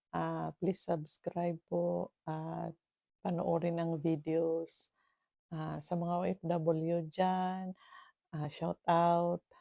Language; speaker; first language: Filipino; non-native, local second language; Cebuano